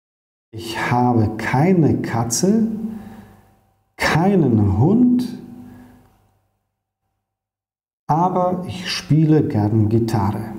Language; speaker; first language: German; non-native, fluent; Polish